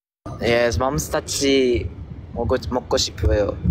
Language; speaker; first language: Korean; non-native, learner; Filipino